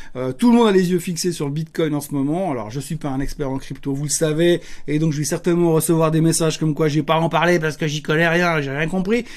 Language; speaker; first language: French; native; French